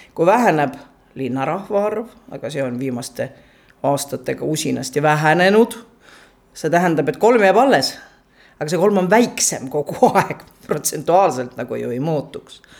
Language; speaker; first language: Estonian; native; Estonian